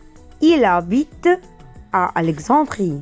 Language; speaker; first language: French; non-native, fluent; Arabic